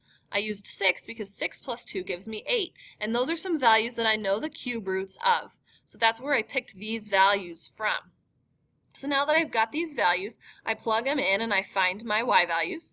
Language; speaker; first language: English; native; English